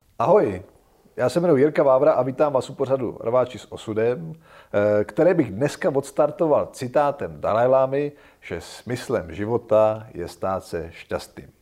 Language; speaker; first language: Czech; native; Czech